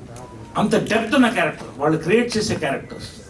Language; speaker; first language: Telugu; native; Telugu